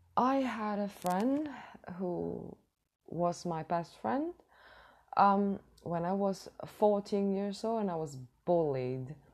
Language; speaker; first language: English; non-native, fluent; Cantonese